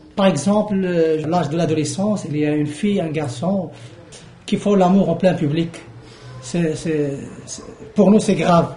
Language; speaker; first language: French; non-native, local second language; Arabic